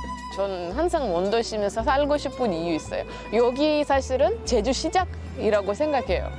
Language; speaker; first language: Korean; non-native, fluent; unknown